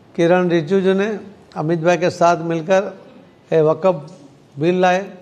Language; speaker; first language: Hindi; non-native, local second language; Marathi